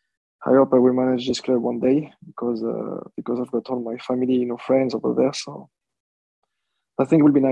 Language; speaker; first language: English; non-native, fluent; French